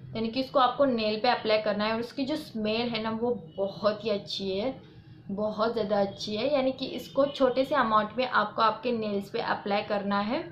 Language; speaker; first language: Hindi; non-native, local second language; Marathi